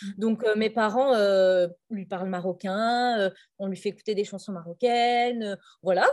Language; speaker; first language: French; native; French